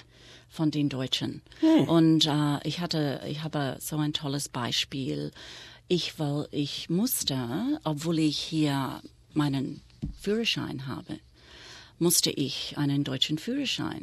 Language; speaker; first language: German; non-native, fluent; English